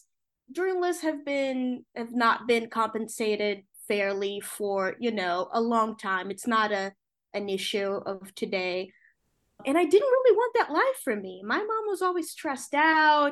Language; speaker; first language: English; non-native, fluent; Portuguese